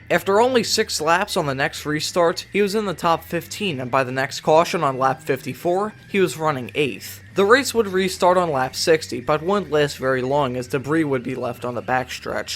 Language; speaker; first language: English; native; English